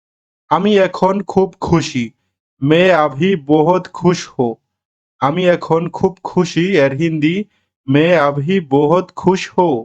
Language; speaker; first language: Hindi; non-native, learner; Bangla